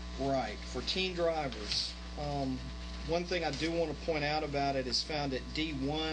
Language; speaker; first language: English; native; English